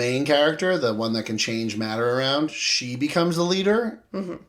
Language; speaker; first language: English; native; English